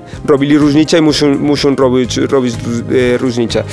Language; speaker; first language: Polish; non-native, fluent; Spanish